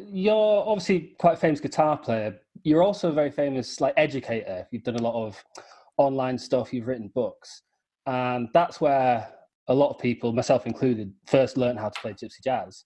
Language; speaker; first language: English; native; English